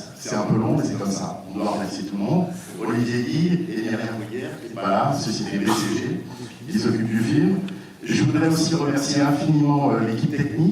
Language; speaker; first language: French; native; French